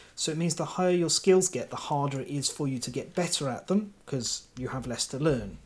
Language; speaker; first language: English; non-native, local second language; Welsh